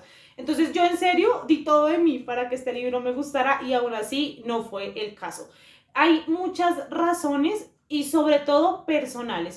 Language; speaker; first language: Spanish; native; Spanish